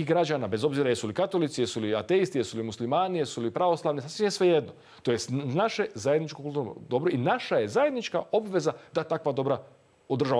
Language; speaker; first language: Croatian; native; Croatian